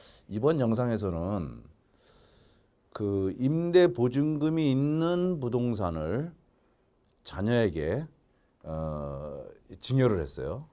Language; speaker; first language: Korean; native; Korean